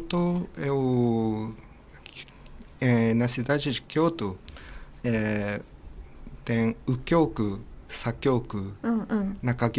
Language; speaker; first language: Portuguese; non-native, fluent; Japanese